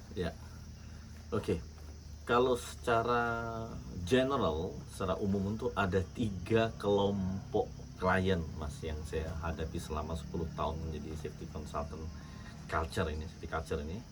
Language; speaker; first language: Indonesian; native; Indonesian